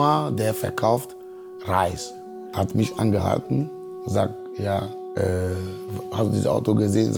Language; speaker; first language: German; non-native, fluent; Ewe